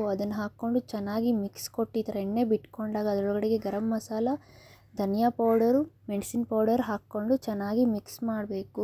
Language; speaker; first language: Kannada; native; Kannada